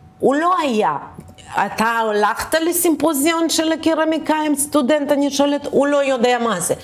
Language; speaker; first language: Hebrew; early bilingual, other home language; Russian